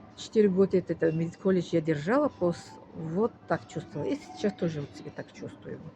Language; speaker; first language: Russian; non-native, fluent; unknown